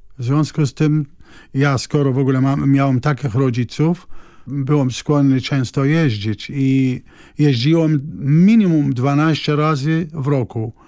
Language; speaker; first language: Polish; non-native, fluent; Arabic